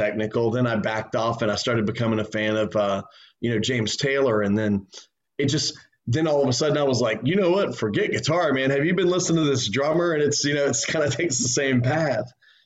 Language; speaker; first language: English; native; English